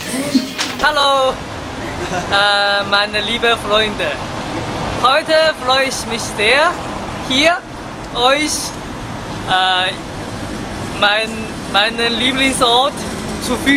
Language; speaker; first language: German; non-native, learner; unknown